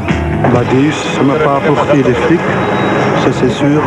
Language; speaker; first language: French; non-native, local second language; Dutch